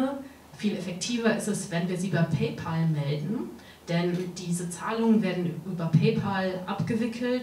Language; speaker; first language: German; native; German